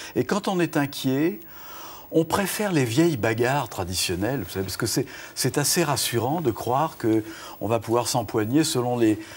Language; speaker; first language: French; native; French